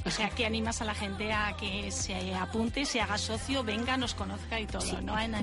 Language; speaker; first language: Spanish; native; Spanish